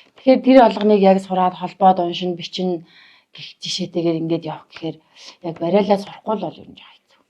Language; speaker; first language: Mongolian; native; Mongolian